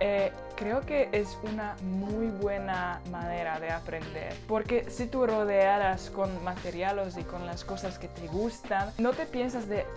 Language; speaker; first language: Spanish; non-native, learner; Slovak